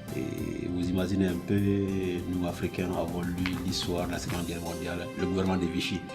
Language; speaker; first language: French; non-native, local second language; Fula